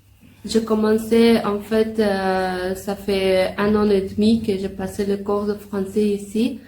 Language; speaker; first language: French; non-native, learner; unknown